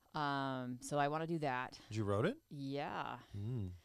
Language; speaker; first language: English; native; English